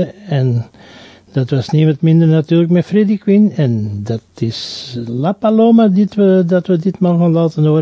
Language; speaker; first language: Dutch; native; Dutch